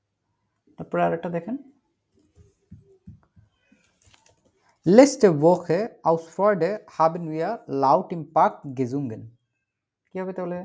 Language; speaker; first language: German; non-native, fluent; Bangla